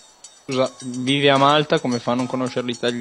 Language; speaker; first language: Italian; native; Italian